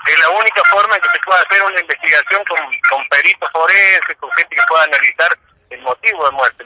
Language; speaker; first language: Spanish; native; Spanish